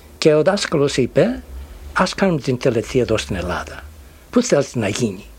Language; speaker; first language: Greek; early bilingual, heritage; Greek